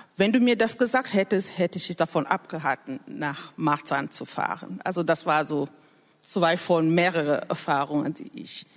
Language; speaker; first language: German; non-native, fluent; French